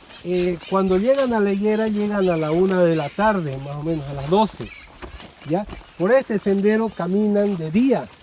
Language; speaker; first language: Spanish; native; Spanish